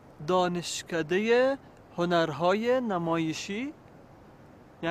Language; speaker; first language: Persian; non-native, learner; Arabic